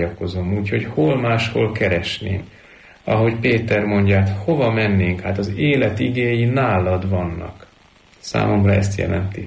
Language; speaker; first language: Hungarian; native; Hungarian